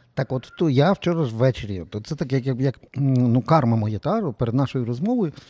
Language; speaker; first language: Ukrainian; native; Ukrainian